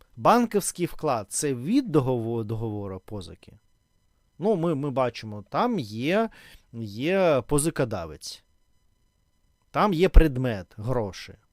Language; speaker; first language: Ukrainian; non-native, local second language; Russian